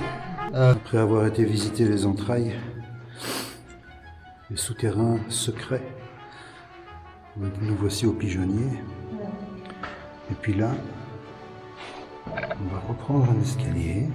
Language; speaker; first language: French; native; French